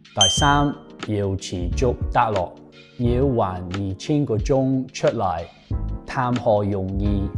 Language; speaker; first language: Cantonese; non-native, fluent; English